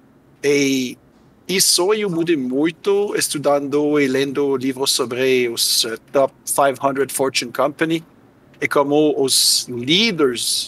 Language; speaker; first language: Portuguese; non-native, fluent; French